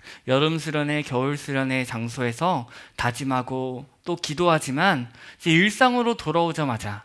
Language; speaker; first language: Korean; native; Korean